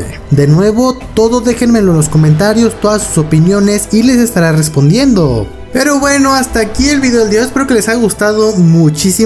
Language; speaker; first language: Spanish; native; Spanish